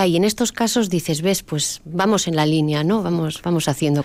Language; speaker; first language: Spanish; native; Spanish